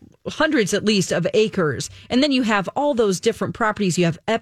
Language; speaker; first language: English; native; English